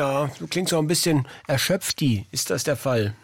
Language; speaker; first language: German; native; German